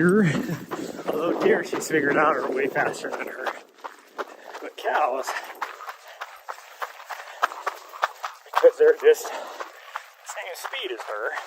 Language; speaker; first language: English; native; English